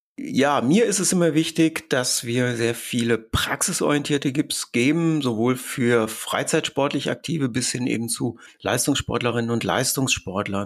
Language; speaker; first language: German; native; German